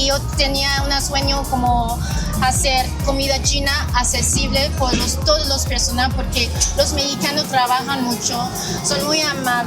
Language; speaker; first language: Spanish; non-native, learner; Chinese